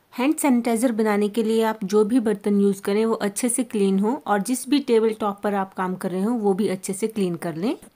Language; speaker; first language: Hindi; native; Hindi